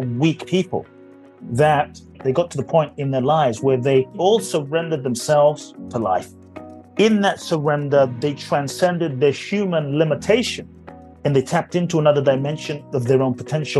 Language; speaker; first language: English; native; English